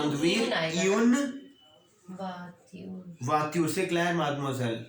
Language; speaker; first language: French; non-native, learner; Hindi